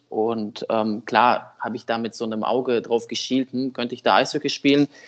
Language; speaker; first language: German; early bilingual, other home language; Russian